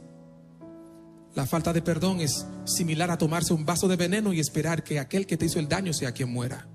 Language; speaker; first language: Spanish; non-native, fluent; Haitian Creole